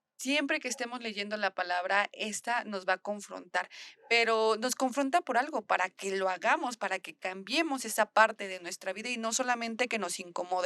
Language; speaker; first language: Spanish; native; Spanish